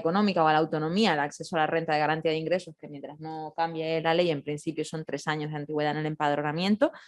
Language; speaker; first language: Spanish; native; Spanish